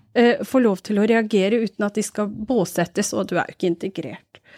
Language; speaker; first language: Norwegian; early bilingual, other home language; Urdu